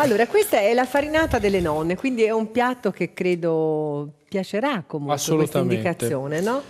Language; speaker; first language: Italian; native; Italian